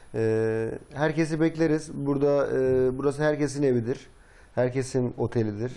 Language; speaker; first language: Turkish; native; Turkish